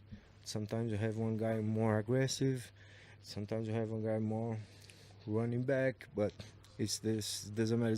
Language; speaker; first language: English; non-native, learner; Portuguese